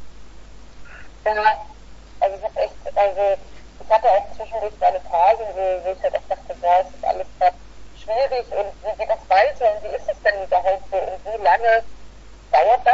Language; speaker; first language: German; native; German